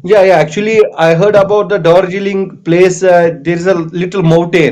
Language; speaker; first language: English; non-native, local second language; Kashmiri